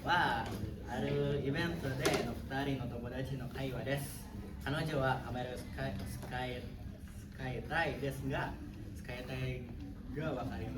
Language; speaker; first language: Japanese; non-native, learner; Indonesian